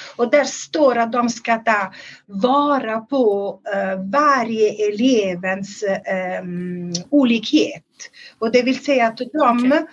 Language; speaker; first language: Swedish; non-native, fluent; Italian